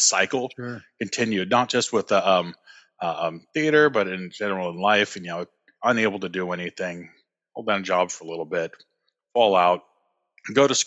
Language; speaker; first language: English; native; English